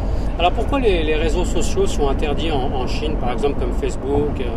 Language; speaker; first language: French; native; French